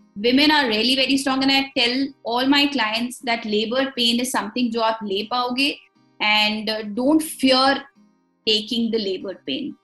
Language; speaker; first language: English; non-native, local second language; Hindi